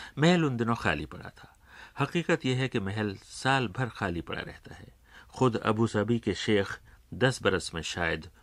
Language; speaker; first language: Urdu; native; Urdu